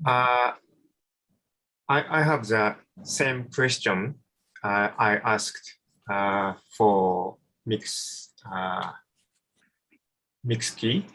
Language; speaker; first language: English; non-native, fluent; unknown